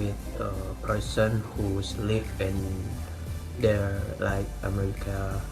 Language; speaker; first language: English; non-native, learner; Indonesian